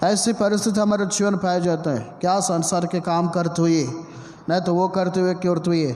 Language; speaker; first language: Hindi; non-native, local second language; Telugu